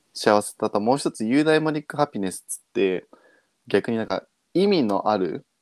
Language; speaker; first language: Japanese; early bilingual, heritage; Japanese